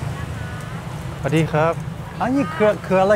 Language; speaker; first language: Thai; non-native, learner; Russian